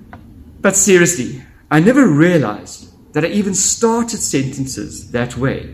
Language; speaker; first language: English; native; English